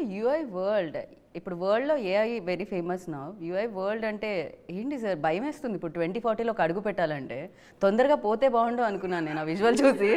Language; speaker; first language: Telugu; native; Telugu